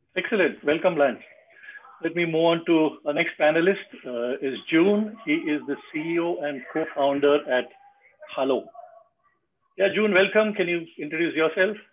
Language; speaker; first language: English; non-native, local second language; Marathi